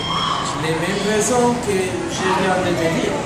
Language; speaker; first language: French; non-native, learner; Spanish